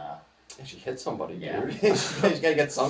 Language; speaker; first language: English; native; English